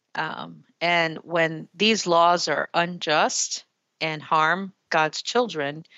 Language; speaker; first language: English; early bilingual, other home language; Spanish